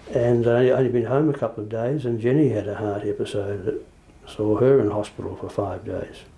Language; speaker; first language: English; native; English